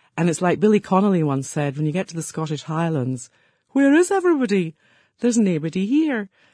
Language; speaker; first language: English; native; English